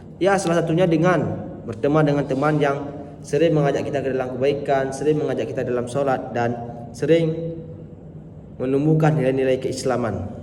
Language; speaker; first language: Malay; non-native, local second language; Achinese